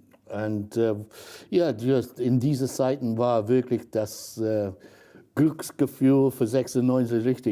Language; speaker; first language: German; non-native, fluent; English